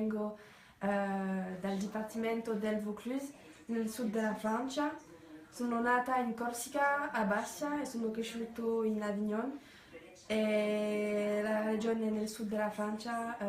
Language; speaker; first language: Italian; non-native, learner; French